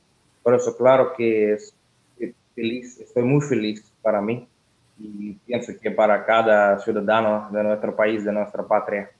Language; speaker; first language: Spanish; non-native, learner; Russian